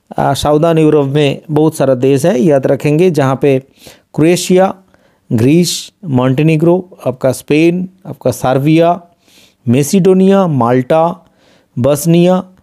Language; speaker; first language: Hindi; non-native, local second language; Bangla